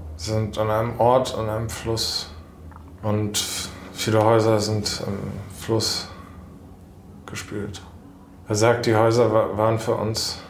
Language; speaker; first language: German; native; German